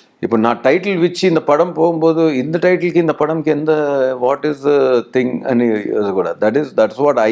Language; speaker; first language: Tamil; non-native, learner; Telugu